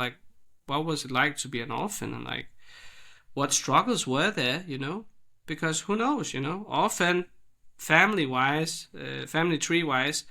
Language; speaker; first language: English; non-native, fluent; Danish